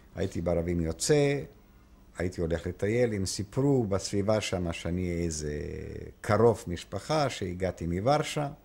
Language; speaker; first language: Hebrew; non-native, fluent; Polish